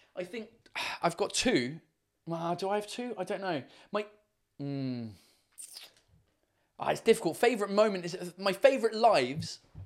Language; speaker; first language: English; native; English